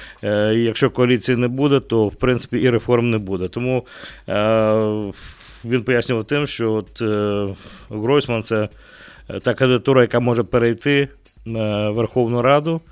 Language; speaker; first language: Ukrainian; native; Ukrainian